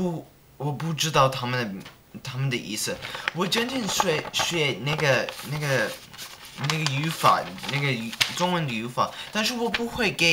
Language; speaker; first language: Chinese; non-native, learner; English